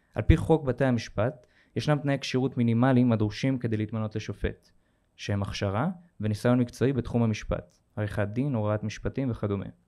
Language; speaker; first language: Hebrew; native; Hebrew